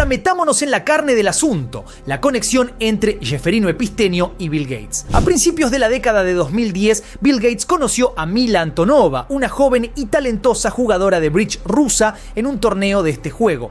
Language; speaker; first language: Spanish; native; Spanish